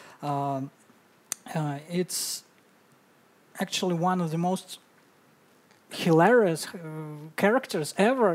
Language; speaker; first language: English; non-native, fluent; Russian